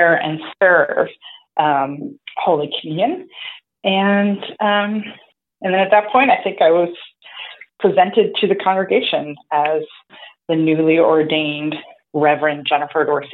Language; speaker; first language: English; native; English